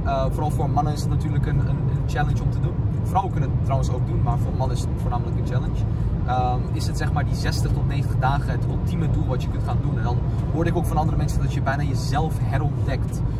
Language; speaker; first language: Dutch; native; Dutch